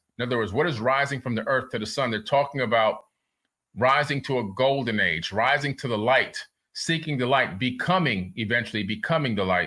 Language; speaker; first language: English; native; English